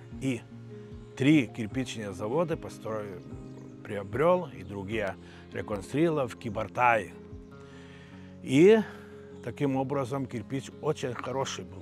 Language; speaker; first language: Russian; non-native, local second language; Lithuanian